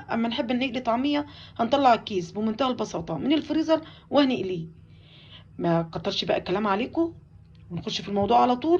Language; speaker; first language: Arabic; native; Arabic